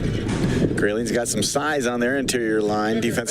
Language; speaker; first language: English; native; English